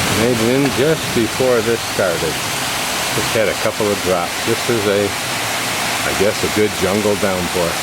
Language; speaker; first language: English; native; English